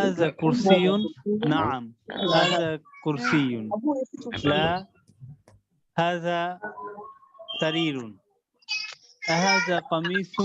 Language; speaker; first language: Arabic; non-native, learner; Bangla